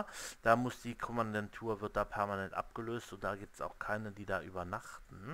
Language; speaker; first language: German; native; German